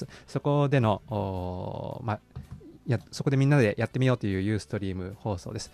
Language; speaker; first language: Japanese; native; Japanese